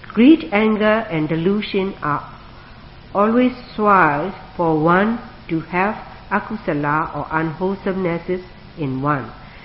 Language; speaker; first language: English; non-native, fluent; Burmese